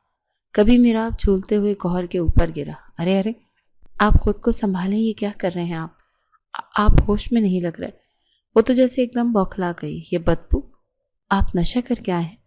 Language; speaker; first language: Urdu; native; Urdu